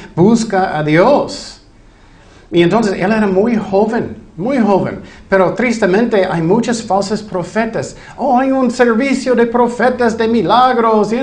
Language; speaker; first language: Spanish; non-native, fluent; English